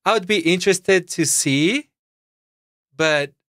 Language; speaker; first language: English; non-native, fluent; Portuguese